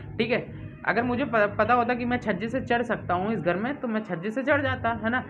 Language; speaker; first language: Hindi; native; Hindi